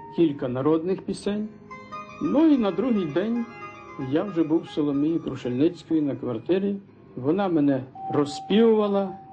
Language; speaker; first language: Ukrainian; native; Ukrainian